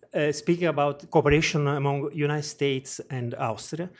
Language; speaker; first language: English; non-native, fluent; Italian